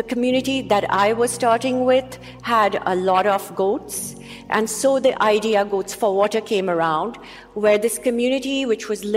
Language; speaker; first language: English; non-native, local second language; Urdu